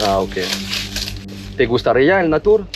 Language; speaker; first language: Spanish; non-native, learner; French